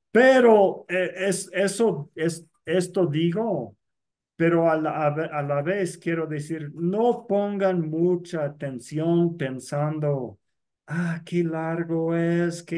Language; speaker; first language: Spanish; non-native, fluent; English